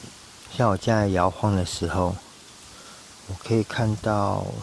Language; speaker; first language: Chinese; native; Chinese